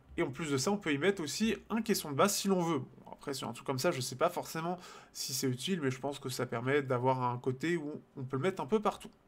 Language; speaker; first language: French; native; French